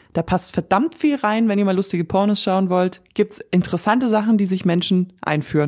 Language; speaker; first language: German; native; German